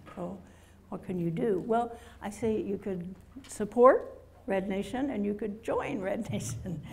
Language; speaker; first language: English; native; English